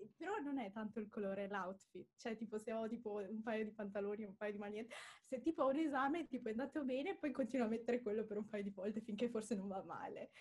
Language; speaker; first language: Italian; early bilingual, other home language; Tamil